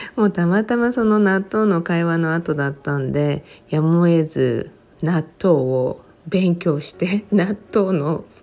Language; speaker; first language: Japanese; native; Japanese